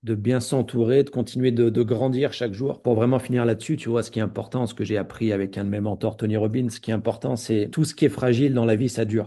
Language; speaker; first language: French; native; French